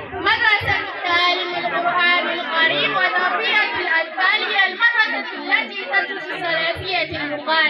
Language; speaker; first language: Arabic; non-native, learner; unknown